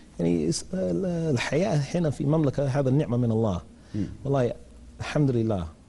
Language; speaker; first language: Arabic; non-native, learner; English